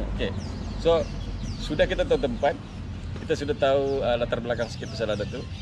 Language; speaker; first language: Malay; native; Malay